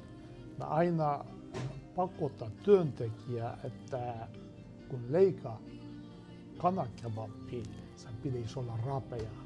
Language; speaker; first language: Finnish; non-native, learner; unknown